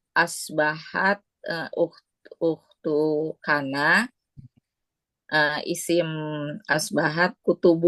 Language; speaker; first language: Arabic; non-native, learner; Indonesian